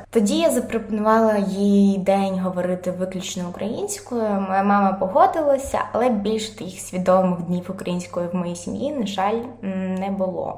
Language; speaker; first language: Ukrainian; non-native, local second language; Russian